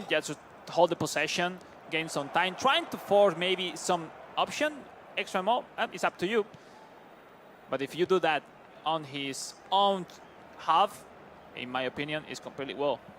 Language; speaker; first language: English; non-native, fluent; Spanish